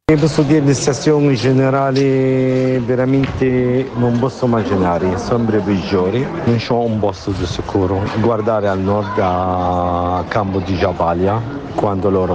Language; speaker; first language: Italian; non-native, learner; Arabic